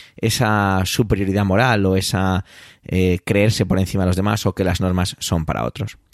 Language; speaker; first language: Spanish; native; Spanish